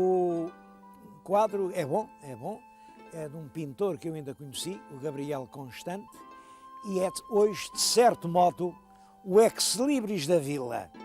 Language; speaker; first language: Portuguese; native; Portuguese